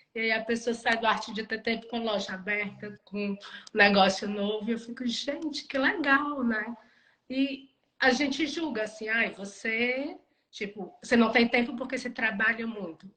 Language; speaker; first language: Portuguese; native; Portuguese